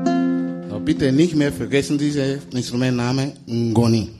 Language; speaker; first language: German; non-native, learner; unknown